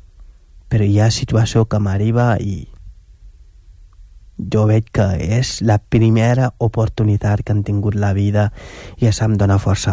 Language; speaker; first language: Catalan; non-native, local second language; Wolof